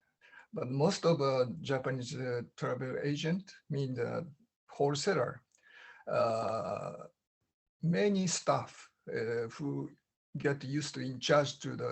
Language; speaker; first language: English; non-native, learner; Japanese